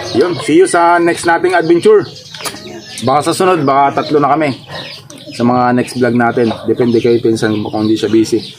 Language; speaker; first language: Filipino; native; Filipino